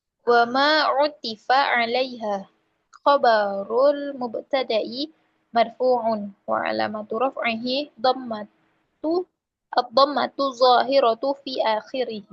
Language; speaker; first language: Arabic; non-native, learner; Indonesian